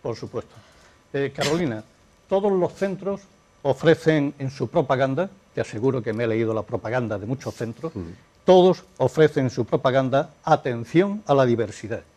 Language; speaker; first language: Spanish; native; Spanish